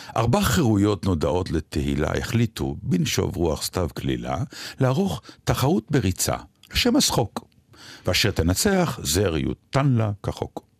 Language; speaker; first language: Hebrew; native; Hebrew